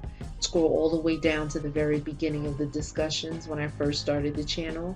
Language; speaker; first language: English; native; English